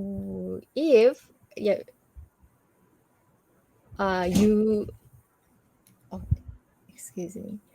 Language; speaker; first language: English; non-native, learner; Japanese